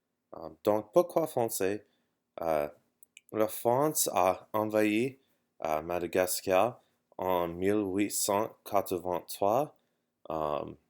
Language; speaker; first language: French; non-native, learner; English